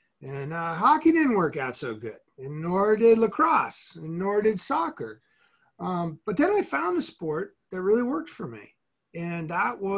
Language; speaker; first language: English; native; English